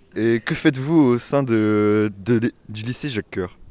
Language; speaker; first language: French; native; French